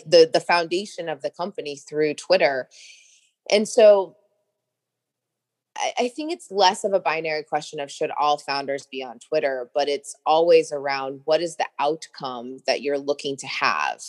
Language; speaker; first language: English; native; English